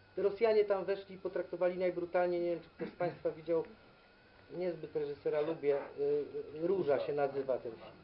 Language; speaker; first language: Polish; native; Polish